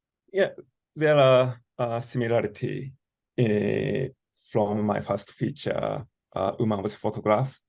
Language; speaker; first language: English; non-native, learner; Japanese